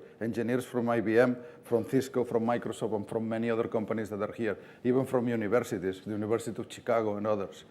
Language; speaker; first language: English; non-native, fluent; Catalan